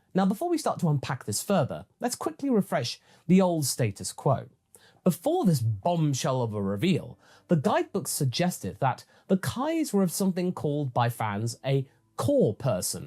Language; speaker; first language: English; native; English